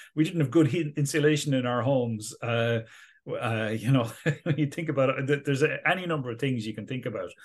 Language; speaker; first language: English; native; English